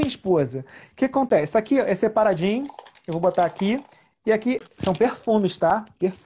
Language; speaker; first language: Portuguese; native; Portuguese